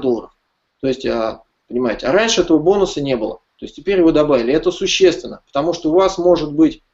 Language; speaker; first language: Russian; native; Russian